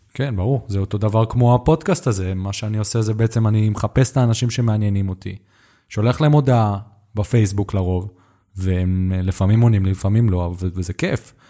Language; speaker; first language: Hebrew; native; Hebrew